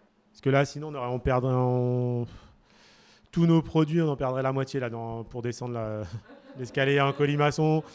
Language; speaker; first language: French; native; French